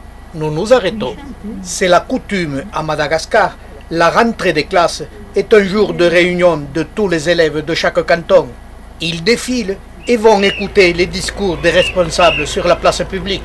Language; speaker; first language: French; native; French